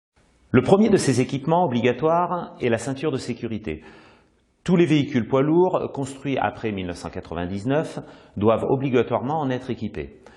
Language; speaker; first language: French; native; French